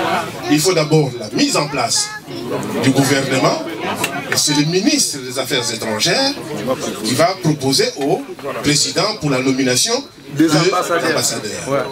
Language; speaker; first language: French; non-native, local second language; Lingala